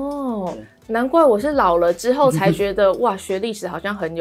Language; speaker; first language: Chinese; native; Chinese